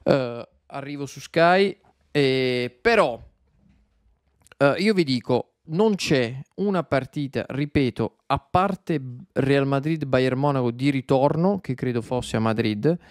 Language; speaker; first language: Italian; native; Italian